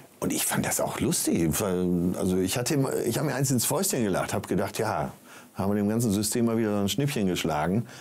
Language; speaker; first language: German; native; German